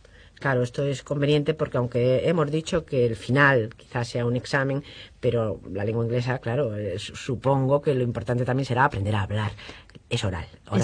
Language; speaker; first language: Spanish; native; Spanish